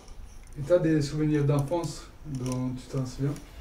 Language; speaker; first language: French; native; French